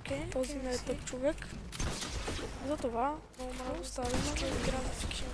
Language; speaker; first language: Bulgarian; native; Bulgarian